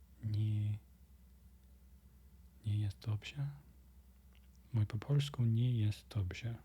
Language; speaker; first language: Polish; non-native, learner; English